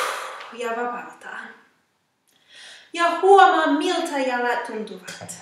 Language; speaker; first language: Finnish; non-native, fluent; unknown